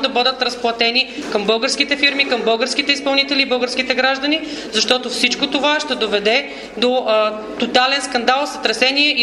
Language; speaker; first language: Bulgarian; native; Bulgarian